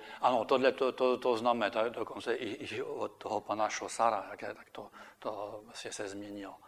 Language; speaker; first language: Czech; non-native, fluent; French